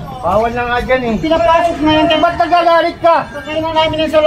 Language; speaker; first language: Filipino; native; Filipino